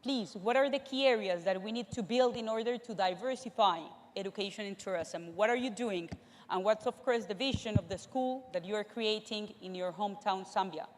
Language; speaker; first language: English; non-native, fluent; Spanish